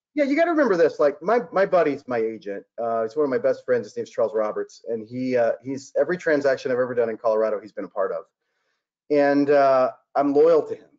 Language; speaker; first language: English; native; English